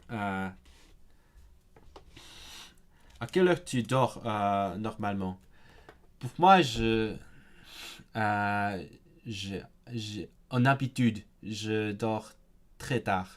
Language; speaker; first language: French; non-native, fluent; Cantonese